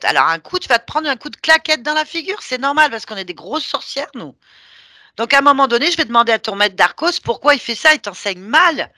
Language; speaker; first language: French; native; French